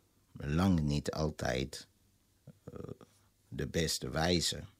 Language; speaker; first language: Dutch; non-native, fluent; Lingala